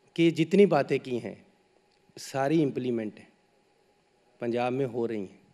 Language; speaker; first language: Hindi; native; Hindi